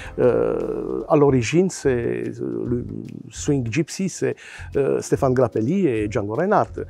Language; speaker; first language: French; non-native, fluent; Romanian